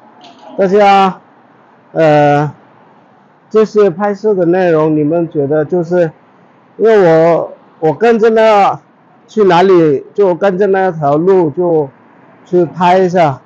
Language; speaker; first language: Chinese; non-native, fluent; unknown